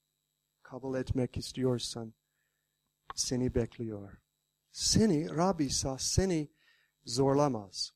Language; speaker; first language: Turkish; non-native, fluent; English